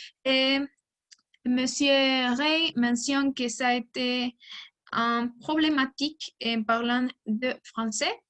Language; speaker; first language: French; non-native, learner; Spanish